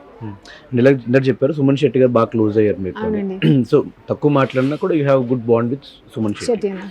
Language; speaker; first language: Telugu; native; Telugu